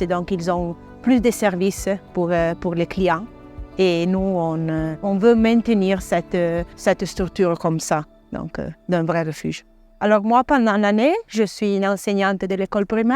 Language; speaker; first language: French; non-native, local second language; Italian